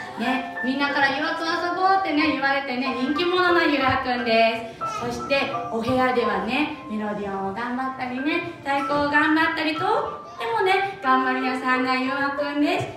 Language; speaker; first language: Japanese; native; Japanese